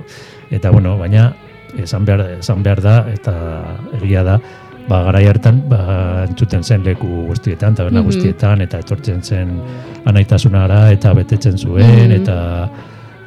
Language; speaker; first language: Basque; non-native, local second language; Spanish